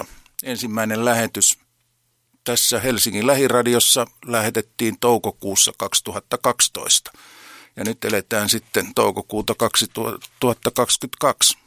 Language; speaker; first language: Finnish; native; Finnish